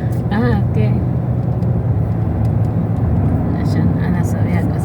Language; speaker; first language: Arabic; non-native, learner; Filipino